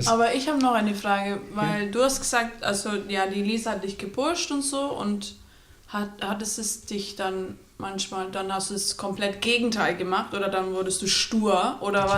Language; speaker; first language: German; non-native, fluent; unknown